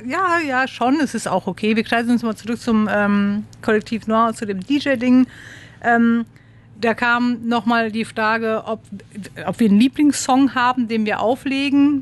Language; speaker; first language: German; native; German